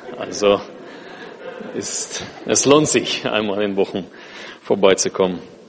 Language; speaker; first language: German; non-native, fluent; Russian